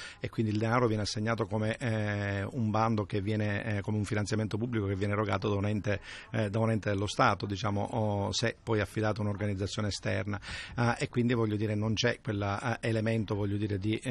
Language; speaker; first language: Italian; native; Italian